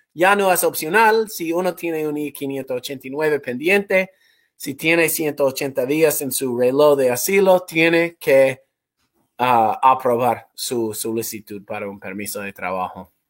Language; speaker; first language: Spanish; non-native, fluent; English